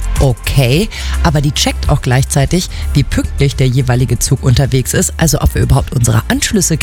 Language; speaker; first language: German; native; German